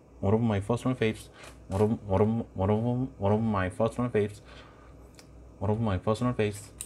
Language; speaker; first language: English; non-native, learner; Korean